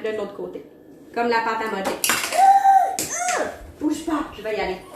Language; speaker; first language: French; native; French